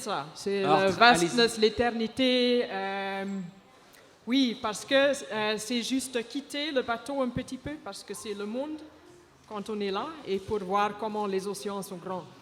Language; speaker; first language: French; non-native, fluent; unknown